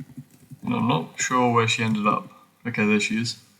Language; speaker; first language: English; native; English